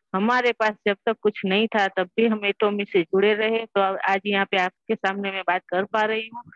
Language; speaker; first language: Hindi; non-native, local second language; Gujarati